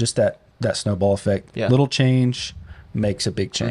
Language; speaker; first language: English; native; English